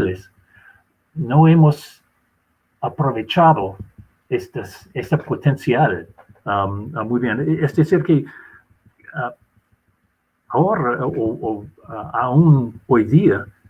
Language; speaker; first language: Spanish; non-native, fluent; English